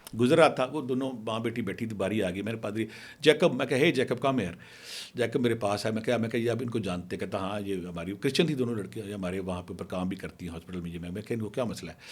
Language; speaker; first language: Urdu; non-native, local second language; Punjabi